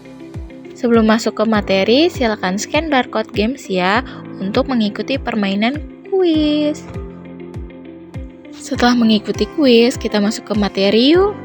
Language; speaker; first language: Indonesian; native; Indonesian